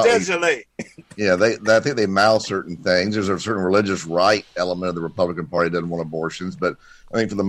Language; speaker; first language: English; native; English